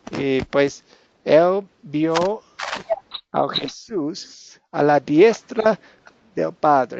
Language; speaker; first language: Spanish; non-native, fluent; English